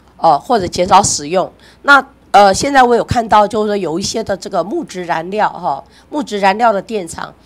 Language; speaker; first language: Chinese; native; Chinese